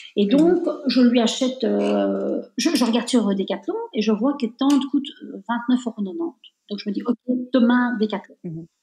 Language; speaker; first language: French; native; French